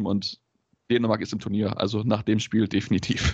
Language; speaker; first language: German; native; German